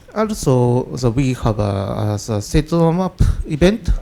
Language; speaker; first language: English; non-native, learner; Japanese